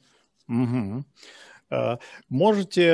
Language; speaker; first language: Russian; native; Russian